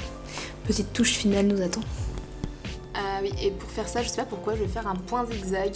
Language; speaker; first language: French; native; French